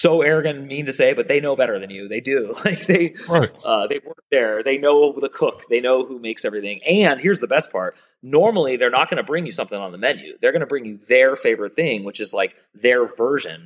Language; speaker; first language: English; native; English